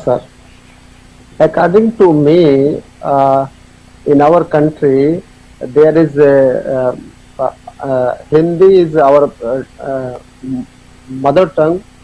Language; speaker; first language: English; non-native, learner; Hindi